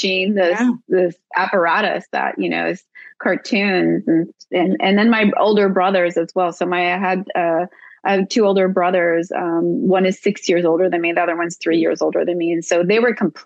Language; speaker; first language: English; early bilingual, other home language; Spanish